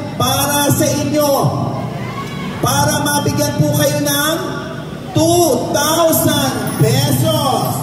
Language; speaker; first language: Filipino; native; Filipino